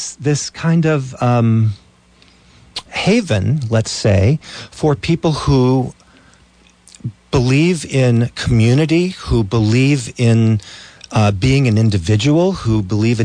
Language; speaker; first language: English; native; English